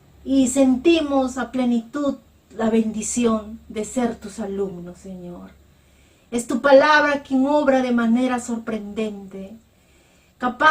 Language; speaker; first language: Spanish; native; Spanish